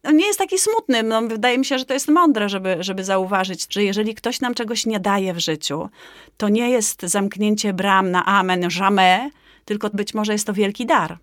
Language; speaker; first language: Polish; native; Polish